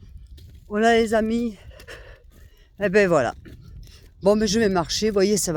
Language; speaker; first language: French; native; French